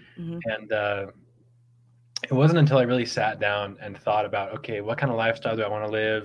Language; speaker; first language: English; native; English